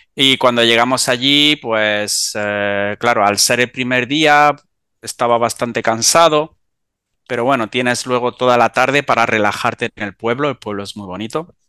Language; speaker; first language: Spanish; native; Spanish